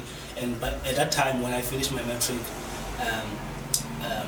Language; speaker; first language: English; non-native, local second language; Xhosa